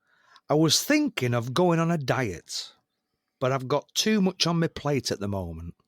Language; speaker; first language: English; native; English